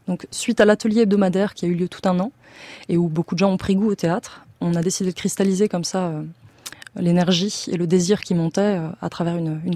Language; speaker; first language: French; native; French